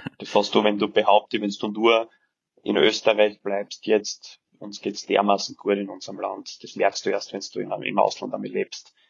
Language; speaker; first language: German; early bilingual, other home language; Serbian